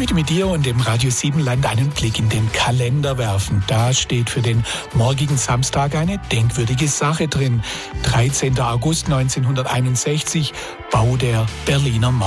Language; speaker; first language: German; native; German